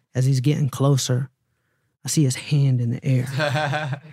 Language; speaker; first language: English; native; English